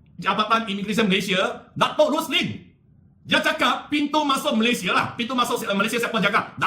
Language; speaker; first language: Malay; non-native, local second language; Chinese